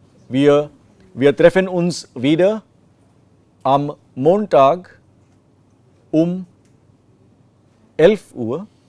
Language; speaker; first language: German; non-native, fluent; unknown